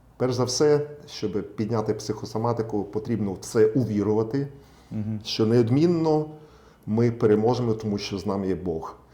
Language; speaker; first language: Ukrainian; native; Ukrainian